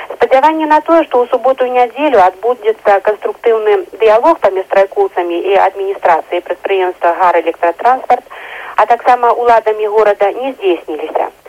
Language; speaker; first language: Belarusian; native; Belarusian